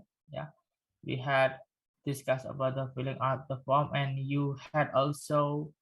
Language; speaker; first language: English; non-native, fluent; Indonesian